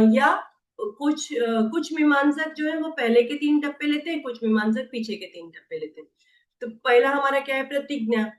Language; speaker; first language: Hindi; non-native, local second language; Marathi